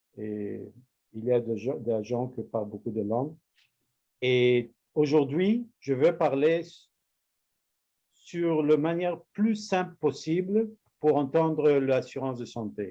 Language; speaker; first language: French; non-native, learner; Spanish